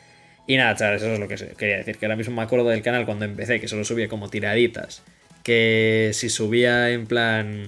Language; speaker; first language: Spanish; native; Spanish